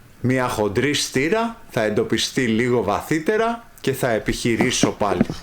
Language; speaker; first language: Greek; native; Greek